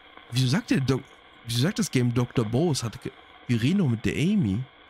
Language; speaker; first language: German; native; German